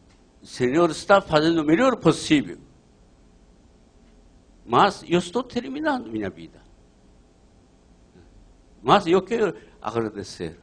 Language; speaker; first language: Portuguese; non-native, learner; Japanese